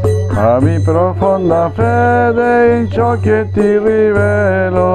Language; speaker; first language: Italian; non-native, learner; Spanish